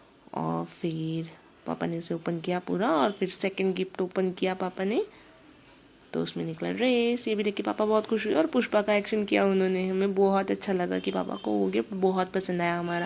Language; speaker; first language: Hindi; native; Hindi